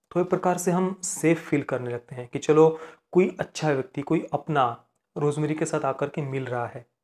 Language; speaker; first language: Hindi; non-native, local second language; Marathi